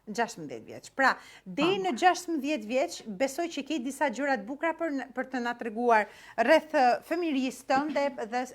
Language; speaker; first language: Albanian; native; Albanian